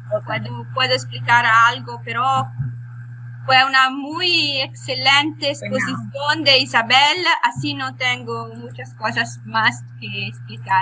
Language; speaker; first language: Spanish; non-native, fluent; Italian